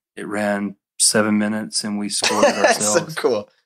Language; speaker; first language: English; native; English